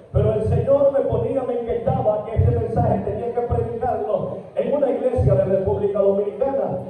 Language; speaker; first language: Spanish; native; Spanish